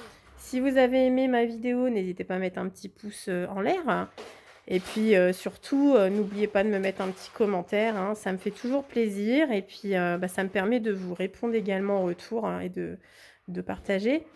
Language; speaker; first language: French; native; French